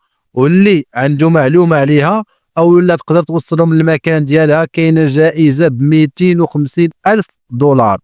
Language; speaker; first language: Arabic; native; Arabic